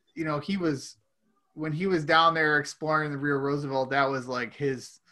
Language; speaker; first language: English; native; English